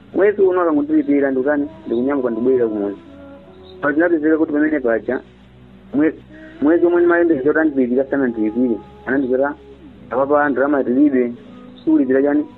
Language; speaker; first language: Nyanja; native; Nyanja